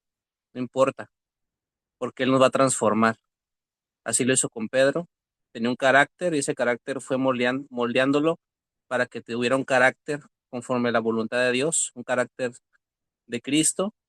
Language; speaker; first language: Spanish; native; Spanish